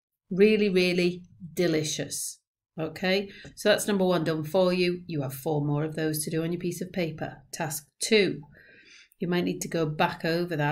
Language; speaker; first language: English; native; English